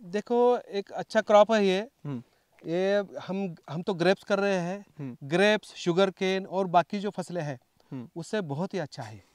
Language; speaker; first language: Hindi; non-native, local second language; Marathi